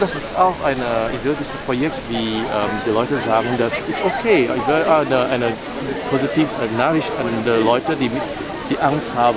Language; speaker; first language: German; non-native, learner; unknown